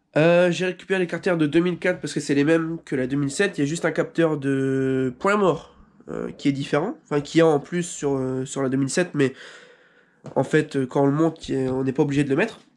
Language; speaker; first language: French; native; French